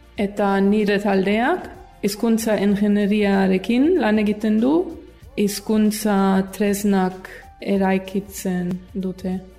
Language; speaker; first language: Basque; non-native, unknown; German